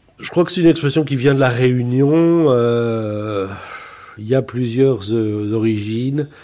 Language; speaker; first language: French; native; French